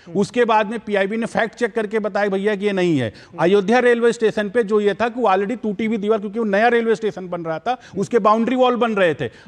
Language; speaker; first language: Hindi; native; Hindi